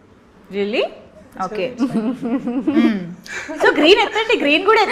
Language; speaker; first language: Telugu; native; Telugu